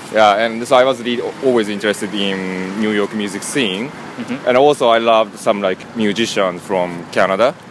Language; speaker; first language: English; non-native, learner; Japanese